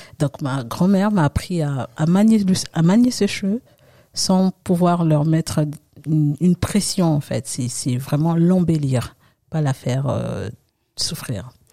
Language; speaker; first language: French; early bilingual, other home language; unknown